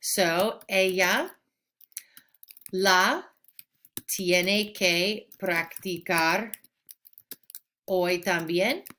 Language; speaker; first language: Spanish; non-native, fluent; English